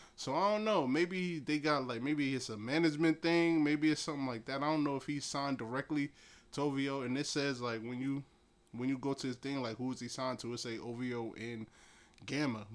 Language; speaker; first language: English; native; English